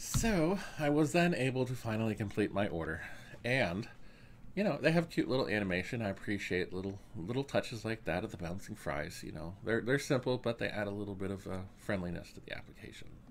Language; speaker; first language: English; native; English